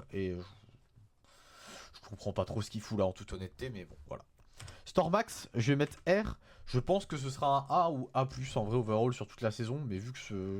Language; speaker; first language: French; native; French